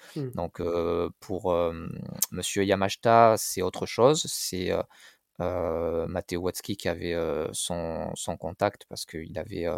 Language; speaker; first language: French; native; French